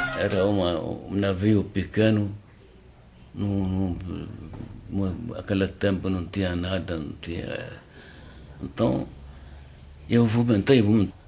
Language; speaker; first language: Portuguese; non-native, learner; Arabic